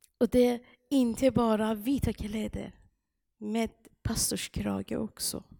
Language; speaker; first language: Swedish; non-native, fluent; Persian